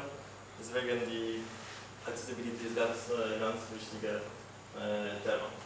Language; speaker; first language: German; non-native, fluent; Polish